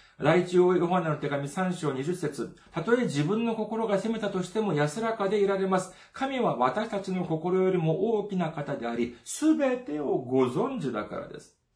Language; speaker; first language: Japanese; non-native, fluent; Korean